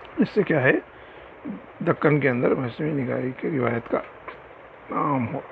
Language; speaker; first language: Urdu; native; Urdu